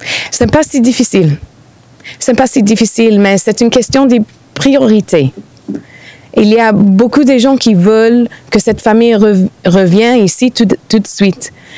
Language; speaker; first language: French; non-native, fluent; English